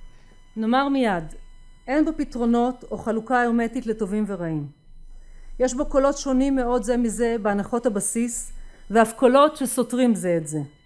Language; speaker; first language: Hebrew; native; Hebrew